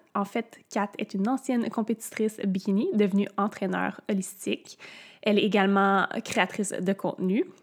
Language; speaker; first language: French; native; French